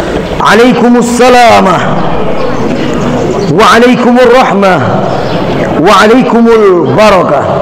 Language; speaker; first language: Arabic; non-native, fluent; Indonesian